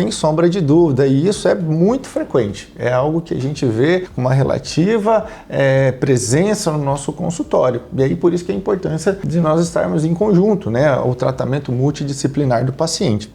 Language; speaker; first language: Portuguese; native; Portuguese